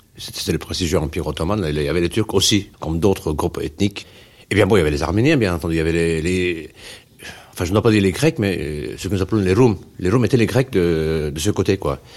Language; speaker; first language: French; non-native, fluent; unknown